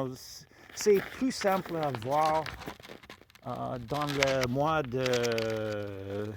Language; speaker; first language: French; non-native, fluent; English